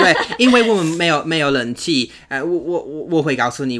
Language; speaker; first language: Chinese; non-native, learner; English